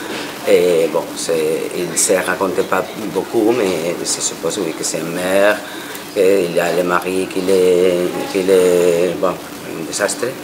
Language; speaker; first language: French; non-native, fluent; Spanish